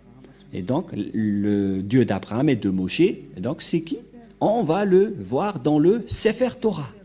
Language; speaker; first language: French; non-native, local second language; Malagasy